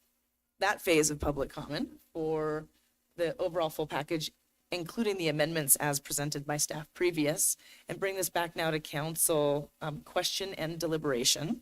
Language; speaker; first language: English; native; English